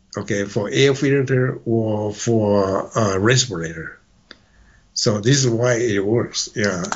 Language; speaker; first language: English; non-native, fluent; Chinese